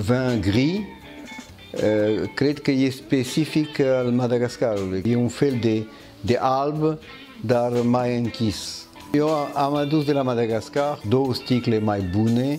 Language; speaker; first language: Romanian; early bilingual, heritage; French